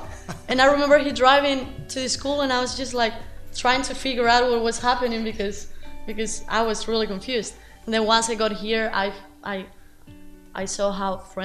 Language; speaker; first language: English; non-native, fluent; Spanish